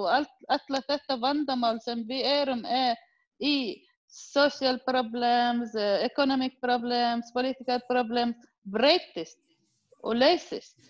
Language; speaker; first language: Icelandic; non-native, learner; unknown